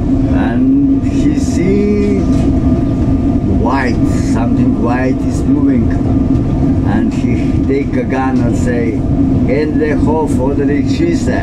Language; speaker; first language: English; non-native, learner; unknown